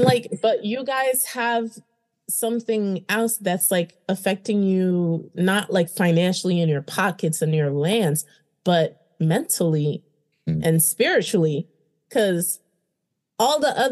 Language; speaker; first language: English; early bilingual, other home language; Haitian Creole